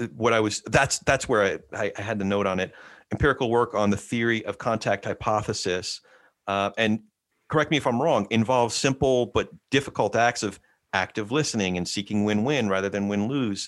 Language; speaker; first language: English; native; English